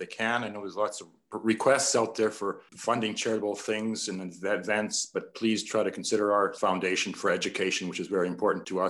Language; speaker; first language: English; non-native, fluent; Polish